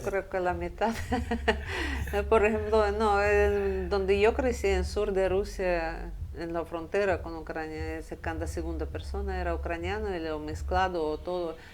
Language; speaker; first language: Spanish; non-native, fluent; Russian